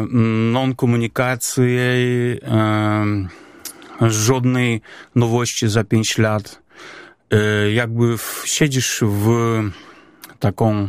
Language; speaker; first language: Polish; non-native, fluent; Belarusian